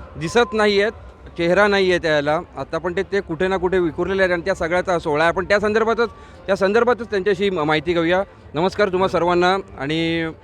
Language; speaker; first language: Marathi; native; Marathi